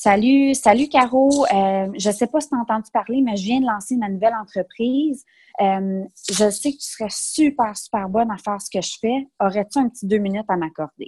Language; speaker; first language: French; native; French